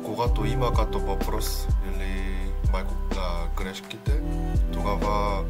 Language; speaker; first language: Bulgarian; non-native, learner; Korean